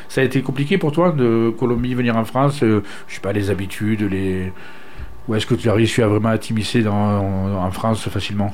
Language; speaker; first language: French; native; French